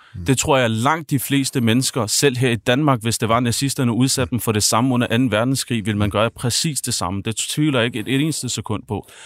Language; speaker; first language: Danish; early bilingual, other home language; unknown